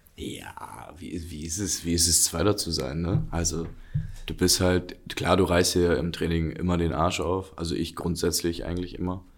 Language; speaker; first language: German; early bilingual, other home language; Russian